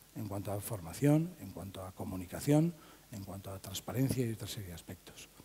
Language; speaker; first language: Spanish; native; Spanish